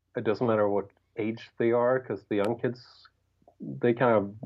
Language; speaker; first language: English; non-native, fluent; Swedish